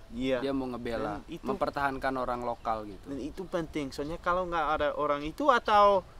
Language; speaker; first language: Indonesian; non-native, fluent; Dutch